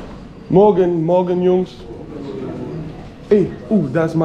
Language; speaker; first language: German; non-native, learner; Danish